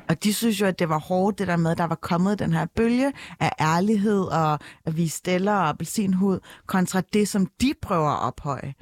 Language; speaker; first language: Danish; native; Danish